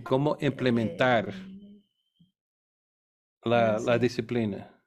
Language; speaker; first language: Spanish; non-native, fluent; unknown